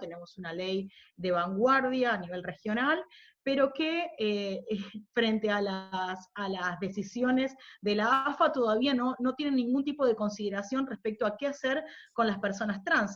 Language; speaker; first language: Spanish; native; Spanish